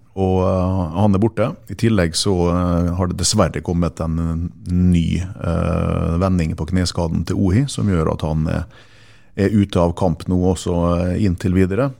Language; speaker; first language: Norwegian; native; Norwegian